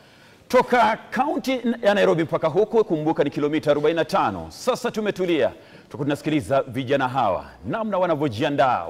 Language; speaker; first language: Swahili; non-native, local second language; Gusii